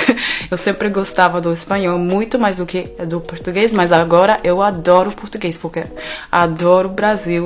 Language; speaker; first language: Portuguese; non-native, fluent; German